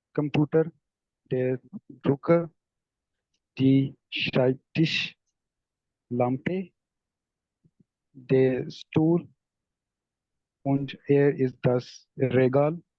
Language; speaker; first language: German; non-native, learner; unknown